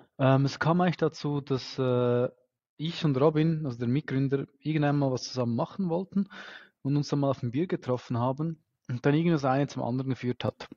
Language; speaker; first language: German; native; German